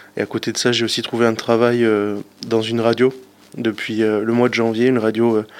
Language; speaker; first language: French; native; French